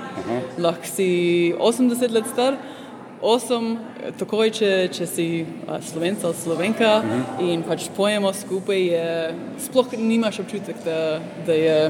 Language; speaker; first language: Slovenian; early bilingual, heritage; Slovenian